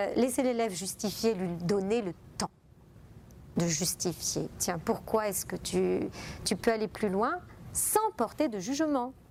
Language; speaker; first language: French; non-native, fluent; Italian